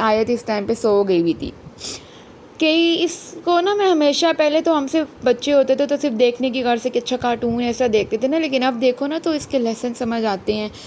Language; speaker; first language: Urdu; native; Urdu